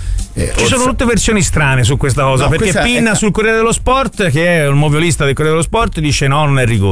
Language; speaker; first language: Italian; native; Italian